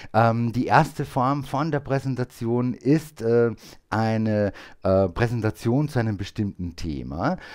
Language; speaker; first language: German; native; German